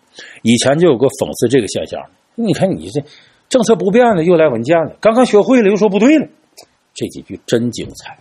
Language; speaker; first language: Chinese; native; Chinese